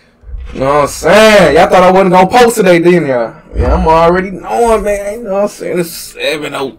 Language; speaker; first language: English; native; English